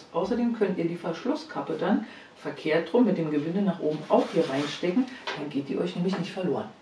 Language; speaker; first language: German; native; German